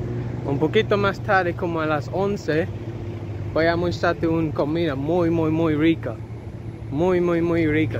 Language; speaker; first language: Spanish; non-native, learner; English